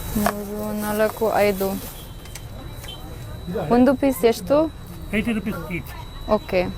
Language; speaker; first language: Kannada; non-native, learner; English